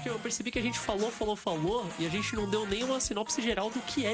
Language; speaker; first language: Portuguese; native; Portuguese